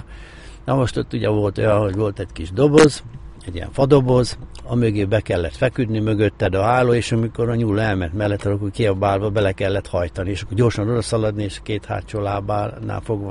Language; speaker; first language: Hungarian; native; Hungarian